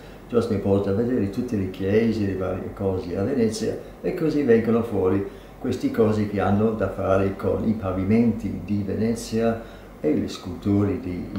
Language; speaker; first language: Italian; non-native, fluent; English